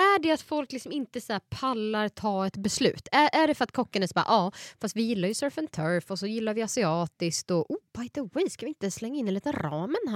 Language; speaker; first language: Swedish; native; Swedish